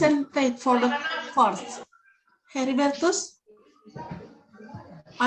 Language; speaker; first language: English; non-native, learner; Indonesian